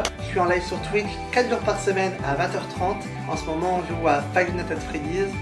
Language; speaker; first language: French; native; French